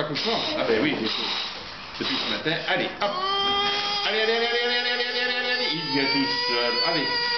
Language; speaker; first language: French; native; French